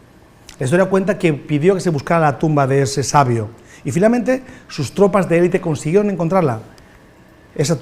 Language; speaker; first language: Spanish; native; Spanish